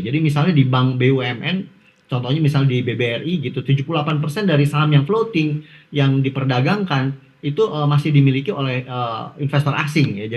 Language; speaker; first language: Indonesian; native; Indonesian